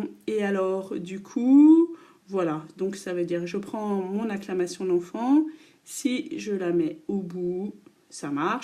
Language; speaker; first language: French; native; French